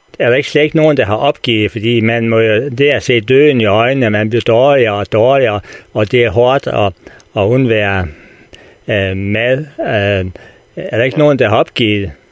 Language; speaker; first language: Danish; native; Danish